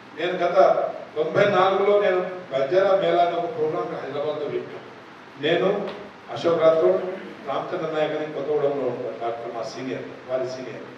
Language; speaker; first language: Telugu; non-native, local second language; Lambadi